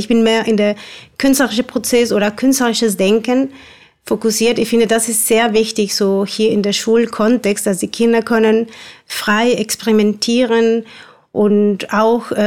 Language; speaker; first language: German; non-native, fluent; Spanish